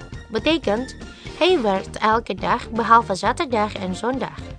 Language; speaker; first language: Dutch; non-native, fluent; Indonesian